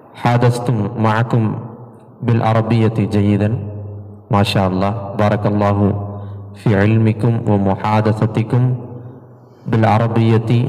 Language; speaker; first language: Arabic; non-native, fluent; Tamil